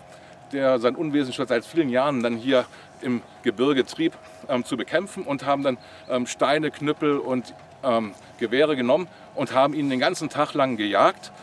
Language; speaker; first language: German; native; German